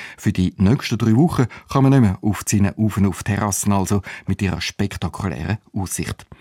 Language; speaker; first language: German; native; German